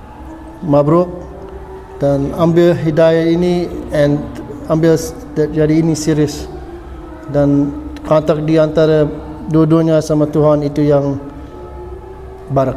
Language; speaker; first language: Indonesian; non-native, fluent; English